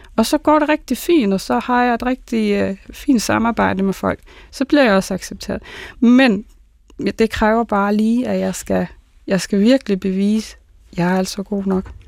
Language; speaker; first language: Danish; early bilingual, other home language; Arabic